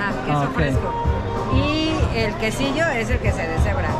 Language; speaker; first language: Spanish; native; Spanish